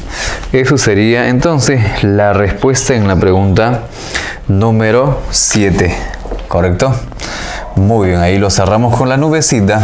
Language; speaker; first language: Spanish; native; Spanish